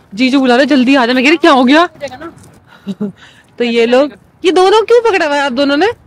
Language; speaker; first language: Hindi; native; Hindi